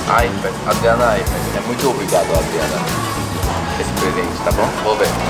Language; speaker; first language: Portuguese; non-native, learner; Korean